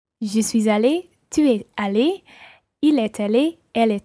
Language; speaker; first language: French; non-native, learner; English